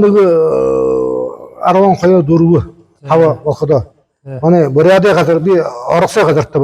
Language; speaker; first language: Mongolian; non-native, learner; Buriat